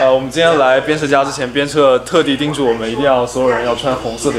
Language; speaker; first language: Chinese; native; Chinese